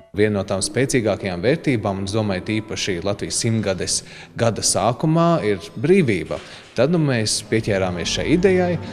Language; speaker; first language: Latvian; native; Latvian